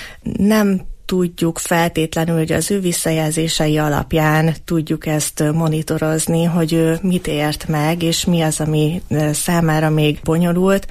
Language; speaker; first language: Hungarian; native; Hungarian